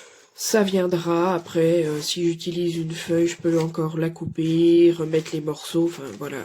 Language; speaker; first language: French; native; French